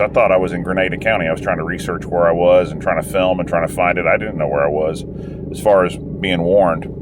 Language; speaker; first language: English; native; English